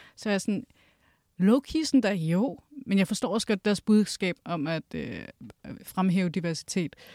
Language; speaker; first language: Danish; early bilingual, other home language; Kurdish